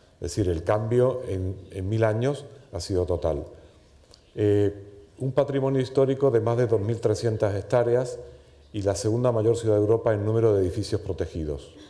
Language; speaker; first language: Spanish; native; Spanish